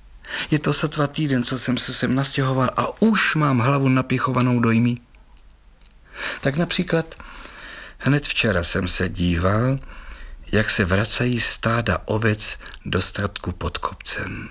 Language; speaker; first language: Czech; native; Czech